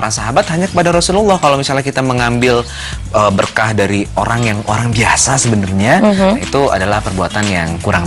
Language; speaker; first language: Indonesian; native; Indonesian